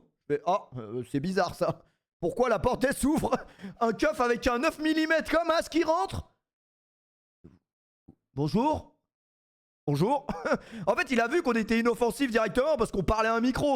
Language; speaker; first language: French; native; French